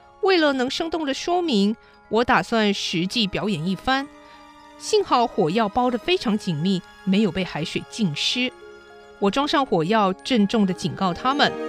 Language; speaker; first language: Chinese; native; Chinese